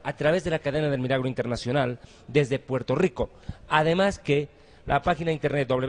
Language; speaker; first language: Spanish; native; Spanish